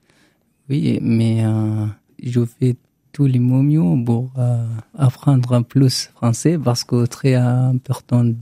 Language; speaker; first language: French; non-native, learner; Arabic